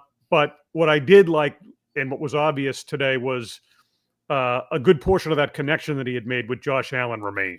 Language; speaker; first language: English; native; English